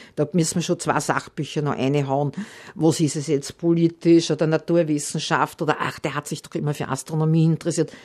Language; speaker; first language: German; native; German